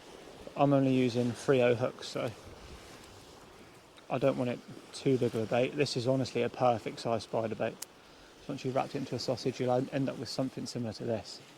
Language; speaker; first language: English; native; English